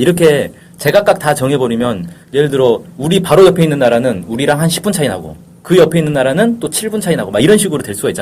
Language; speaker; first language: Korean; native; Korean